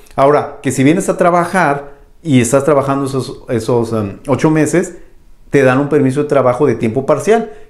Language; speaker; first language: Spanish; native; Spanish